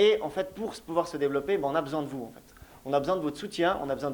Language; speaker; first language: French; native; French